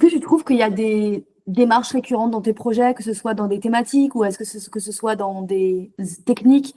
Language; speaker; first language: French; native; French